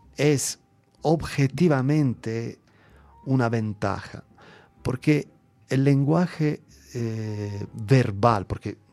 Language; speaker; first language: Spanish; non-native, fluent; Italian